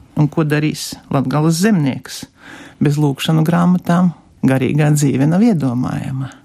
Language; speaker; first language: Latvian; native; Latvian